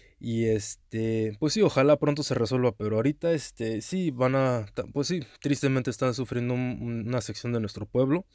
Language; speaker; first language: Spanish; early bilingual, heritage; Spanish